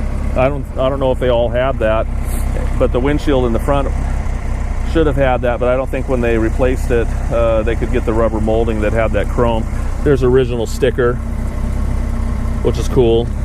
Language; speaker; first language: English; native; English